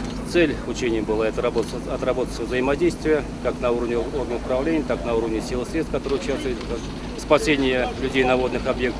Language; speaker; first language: Russian; native; Russian